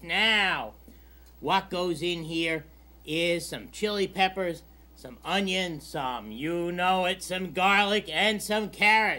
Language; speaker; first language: English; native; English